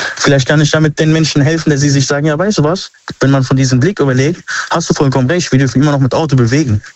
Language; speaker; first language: German; non-native, fluent; Arabic